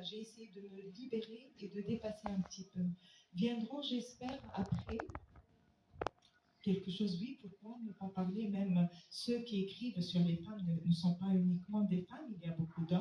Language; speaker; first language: French; non-native, local second language; Arabic